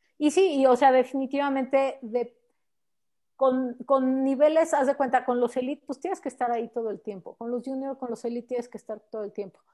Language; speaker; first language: Spanish; native; Spanish